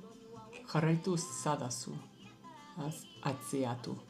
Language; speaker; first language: Basque; non-native, learner; English